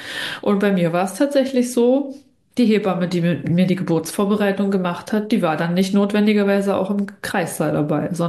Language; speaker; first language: German; native; German